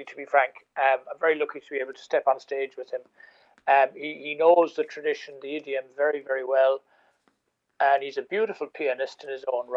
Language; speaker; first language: English; native; English